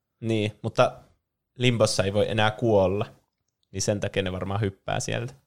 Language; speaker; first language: Finnish; native; Finnish